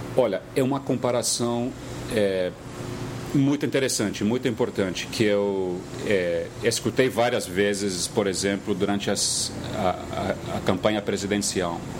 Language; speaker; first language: Portuguese; non-native, fluent; English